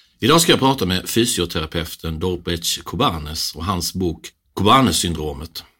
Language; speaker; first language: Swedish; native; Swedish